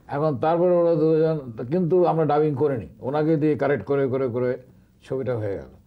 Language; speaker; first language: Bangla; native; Bangla